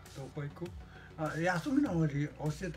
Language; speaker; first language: Japanese; native; Japanese